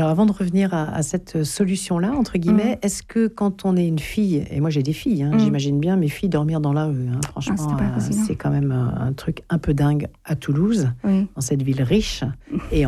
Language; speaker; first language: French; native; French